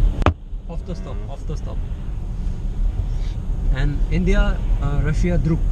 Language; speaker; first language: English; non-native, local second language; Hindi